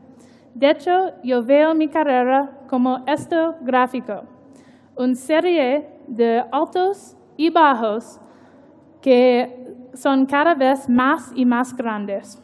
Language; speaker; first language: Spanish; non-native, learner; English